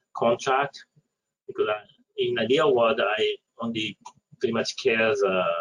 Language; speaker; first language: English; non-native, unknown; Japanese